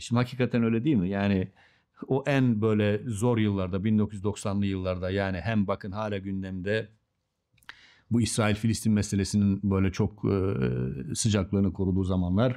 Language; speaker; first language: Turkish; native; Turkish